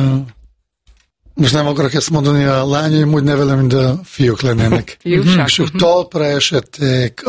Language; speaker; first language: Hungarian; non-native, fluent; Bosnian